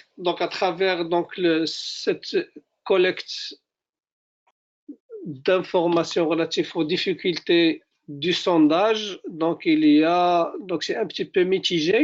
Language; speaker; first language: French; non-native, local second language; Arabic